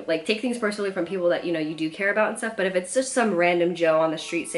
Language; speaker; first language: English; native; English